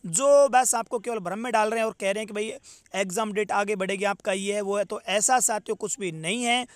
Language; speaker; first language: Hindi; native; Hindi